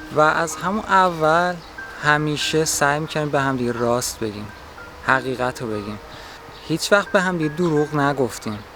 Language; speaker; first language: Persian; native; Persian